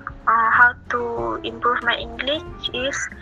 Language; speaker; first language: English; non-native, learner; Malay